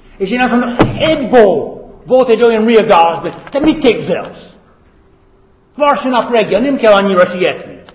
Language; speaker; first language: Hungarian; non-native, fluent; English